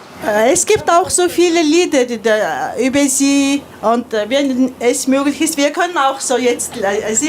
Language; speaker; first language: German; non-native, learner; Mongolian